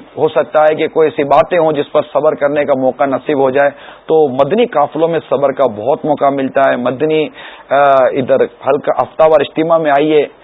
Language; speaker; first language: Urdu; native; Urdu